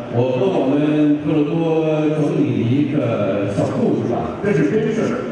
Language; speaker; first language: Chinese; non-native, fluent; English